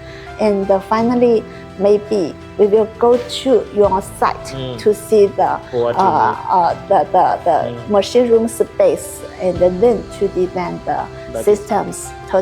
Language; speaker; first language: English; non-native, learner; Chinese